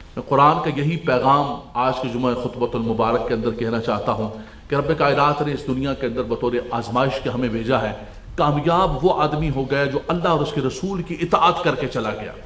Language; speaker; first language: Urdu; non-native, local second language; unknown